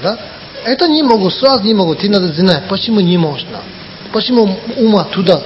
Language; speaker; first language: Russian; non-native, learner; Tibetan